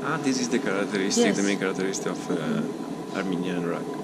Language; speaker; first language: English; non-native, learner; Italian